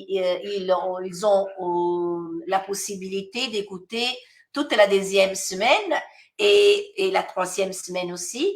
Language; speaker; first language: French; non-native, fluent; Italian